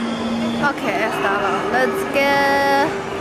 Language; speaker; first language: German; non-native, fluent; Chinese